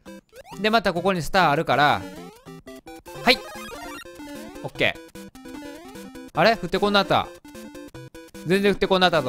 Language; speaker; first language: Japanese; native; Japanese